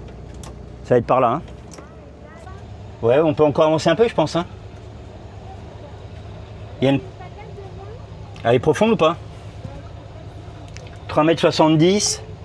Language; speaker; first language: French; native; French